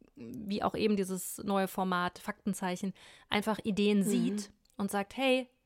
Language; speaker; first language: German; native; German